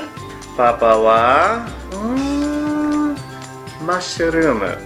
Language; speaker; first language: Japanese; early bilingual, heritage; English